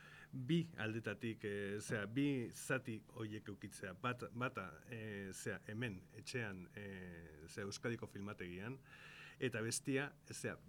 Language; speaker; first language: Basque; non-native, local second language; Spanish